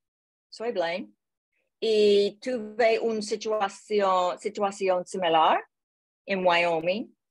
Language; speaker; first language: Spanish; non-native, learner; English